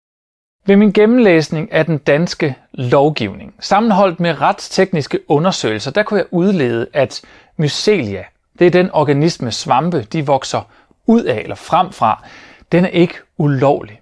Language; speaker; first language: Danish; native; Danish